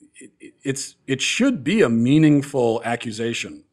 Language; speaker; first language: English; native; English